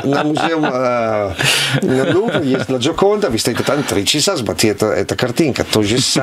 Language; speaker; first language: Russian; non-native, learner; Italian